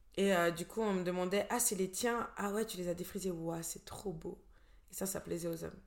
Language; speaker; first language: French; early bilingual, other home language; Portuguese